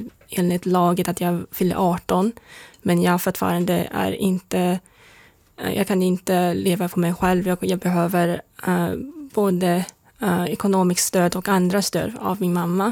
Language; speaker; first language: Swedish; non-native, fluent; Chinese